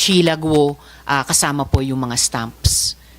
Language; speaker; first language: Filipino; native; Filipino